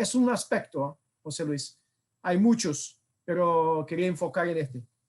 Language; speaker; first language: Spanish; non-native, fluent; Portuguese